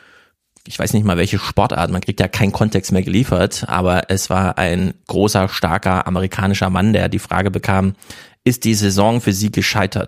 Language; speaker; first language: German; native; German